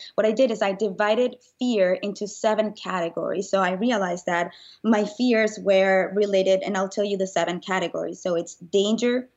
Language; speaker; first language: English; non-native, fluent; Spanish